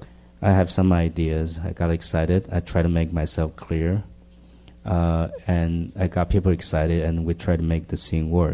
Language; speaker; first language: English; non-native, fluent; Chinese